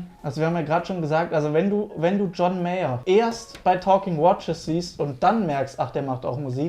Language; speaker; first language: German; native; German